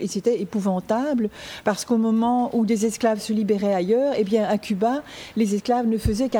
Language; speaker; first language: French; native; French